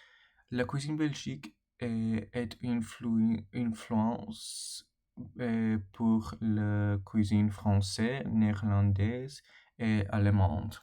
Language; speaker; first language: French; non-native, learner; English